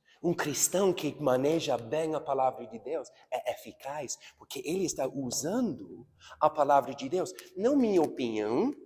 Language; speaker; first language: Portuguese; non-native, fluent; English